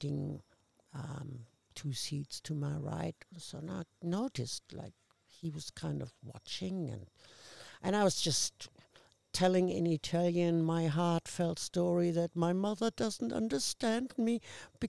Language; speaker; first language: English; non-native, fluent; German